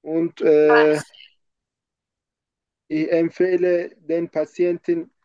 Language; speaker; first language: German; non-native, fluent; Turkish